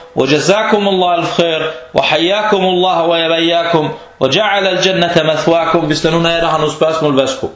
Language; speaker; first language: Danish; early bilingual, other home language; Arabic